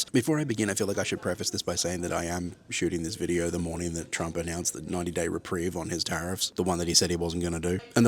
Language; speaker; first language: English; native; English